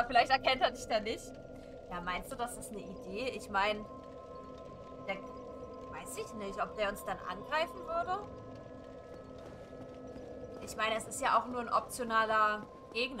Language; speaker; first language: German; native; German